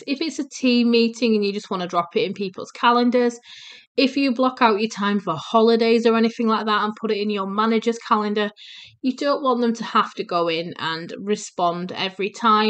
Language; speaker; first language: English; native; English